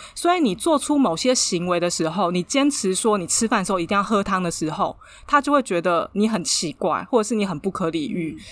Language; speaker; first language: Chinese; native; Chinese